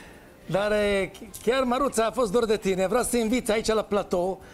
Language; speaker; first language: Romanian; non-native, fluent; Hebrew